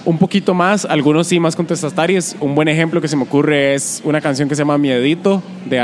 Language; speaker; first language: Spanish; native; Spanish